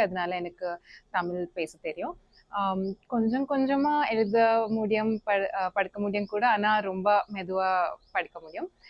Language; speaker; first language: Tamil; non-native, local second language; Telugu